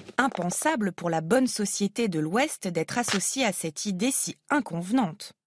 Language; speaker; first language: French; native; French